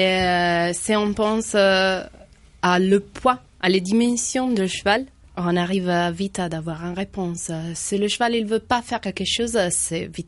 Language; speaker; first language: French; non-native, fluent; Italian